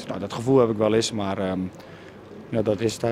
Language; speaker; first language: Dutch; native; Dutch